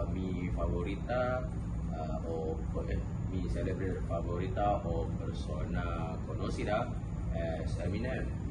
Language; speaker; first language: Spanish; non-native, learner; Malay